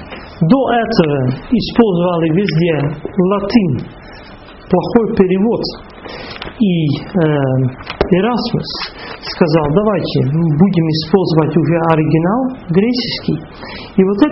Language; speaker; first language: Russian; non-native, fluent; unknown